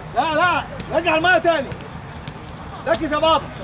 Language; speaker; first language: Arabic; native; Arabic